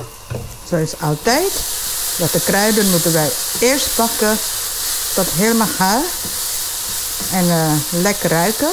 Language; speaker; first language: Dutch; non-native, fluent; Indonesian